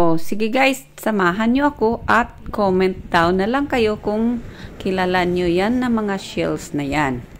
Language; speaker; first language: Filipino; non-native, local second language; Cebuano